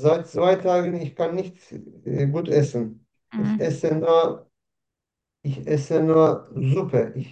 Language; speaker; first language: German; non-native, learner; Turkish